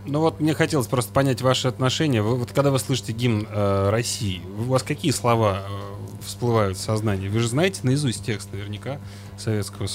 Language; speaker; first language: Russian; native; Russian